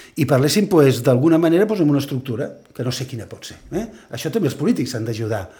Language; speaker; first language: Catalan; native; Catalan